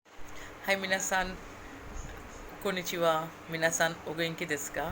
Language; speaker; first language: Japanese; non-native, fluent; Hindi